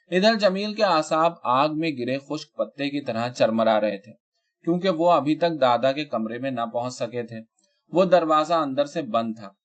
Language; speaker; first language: Urdu; native; Urdu